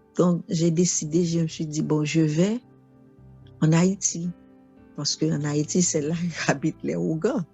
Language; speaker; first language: French; non-native, local second language; Haitian Creole